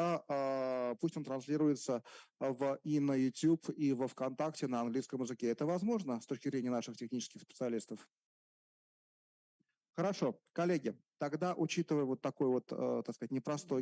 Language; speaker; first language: Russian; native; Russian